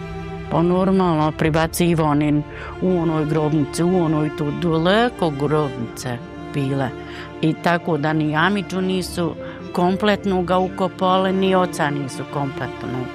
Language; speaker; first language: Bosnian; native; Bosnian